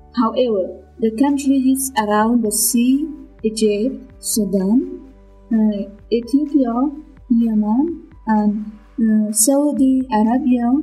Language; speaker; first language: English; non-native, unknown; Persian